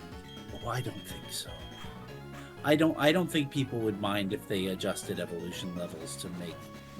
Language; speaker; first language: English; native; English